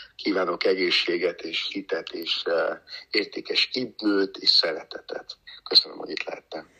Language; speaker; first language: Hungarian; native; Hungarian